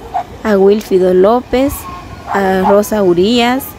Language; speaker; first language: Spanish; native; Spanish